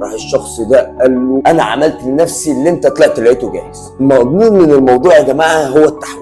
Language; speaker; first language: Arabic; native; Arabic